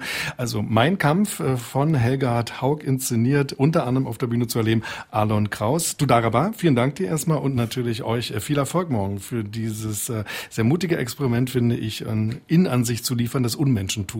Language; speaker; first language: German; native; German